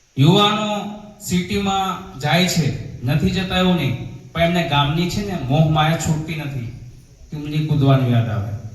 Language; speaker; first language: Gujarati; native; Gujarati